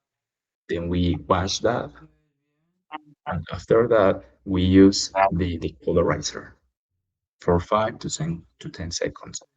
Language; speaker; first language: English; non-native, learner; Spanish